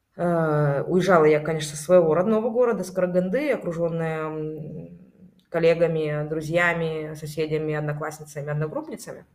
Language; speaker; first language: Russian; native; Russian